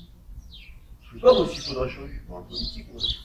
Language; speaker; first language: French; native; French